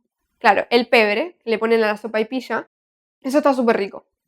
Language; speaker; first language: Spanish; native; Spanish